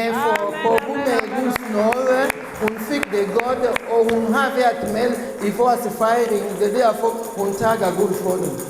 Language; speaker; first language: Danish; non-native, learner; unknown